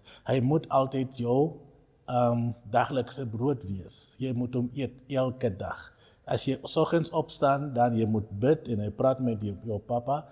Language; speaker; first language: Afrikaans; non-native, local second language; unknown